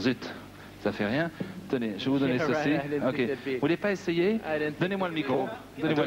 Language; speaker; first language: French; native; French